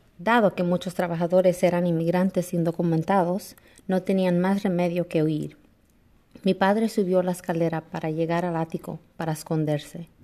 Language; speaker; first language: Spanish; early bilingual, heritage; Spanish